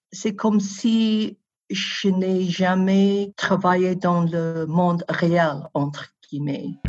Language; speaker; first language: French; non-native, fluent; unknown